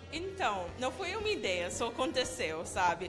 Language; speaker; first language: Portuguese; non-native, fluent; English